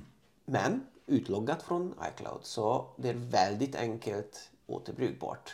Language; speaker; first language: Swedish; non-native, fluent; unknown